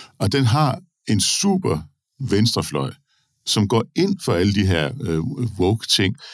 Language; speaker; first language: Danish; native; Danish